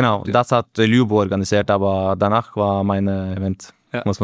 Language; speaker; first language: German; non-native, learner; Norwegian